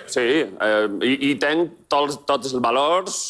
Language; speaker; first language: Catalan; non-native, local second language; Spanish